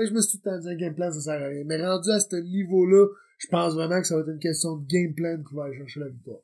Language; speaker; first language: French; native; French